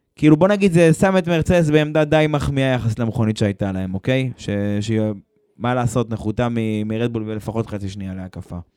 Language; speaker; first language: Hebrew; native; Hebrew